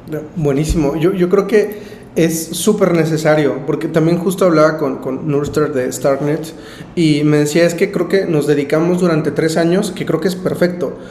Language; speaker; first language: Spanish; native; Spanish